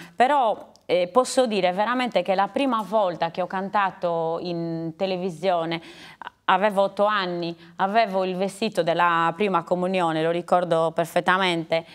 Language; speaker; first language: Italian; native; Italian